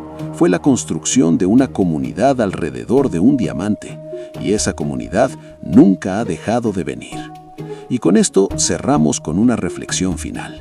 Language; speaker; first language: Spanish; native; Spanish